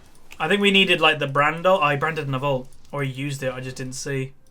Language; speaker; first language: English; native; English